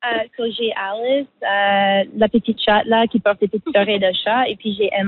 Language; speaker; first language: French; native; French